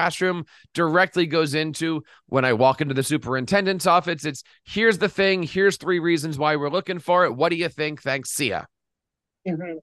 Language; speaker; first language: English; native; English